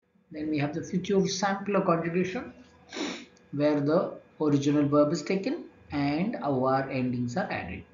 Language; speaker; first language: English; non-native, local second language; Tamil